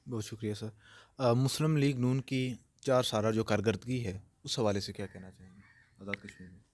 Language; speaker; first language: Urdu; non-native, local second language; Pahari-Potwari